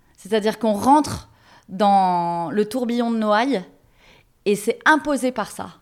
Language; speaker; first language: French; native; French